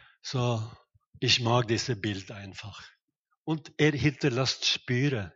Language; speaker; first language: German; non-native, fluent; Norwegian